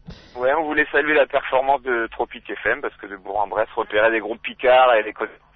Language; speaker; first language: French; native; French